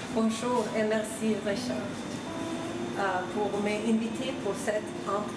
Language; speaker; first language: French; non-native, fluent; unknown